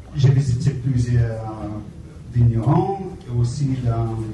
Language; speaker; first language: French; non-native, fluent; English